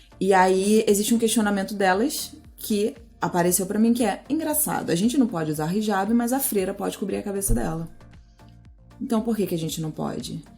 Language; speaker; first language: Portuguese; native; Portuguese